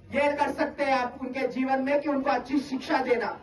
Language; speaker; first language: Hindi; non-native, local second language; Telugu